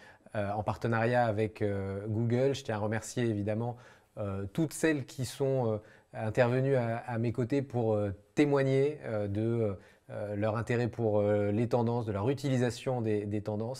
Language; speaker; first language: French; native; French